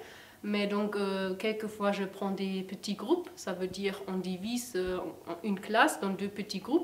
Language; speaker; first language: French; non-native, fluent; German